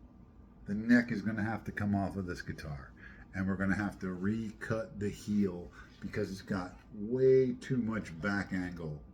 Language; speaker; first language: English; native; English